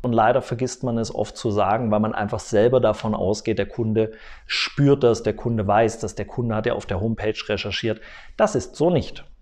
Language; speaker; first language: German; native; German